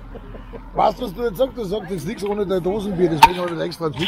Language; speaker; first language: German; native; German